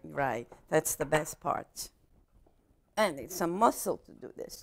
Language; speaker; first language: English; non-native, fluent; Italian